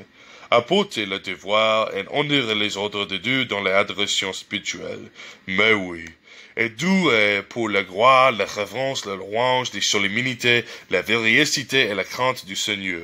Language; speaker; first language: French; non-native, learner; English